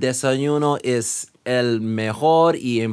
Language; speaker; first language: Spanish; non-native, learner; English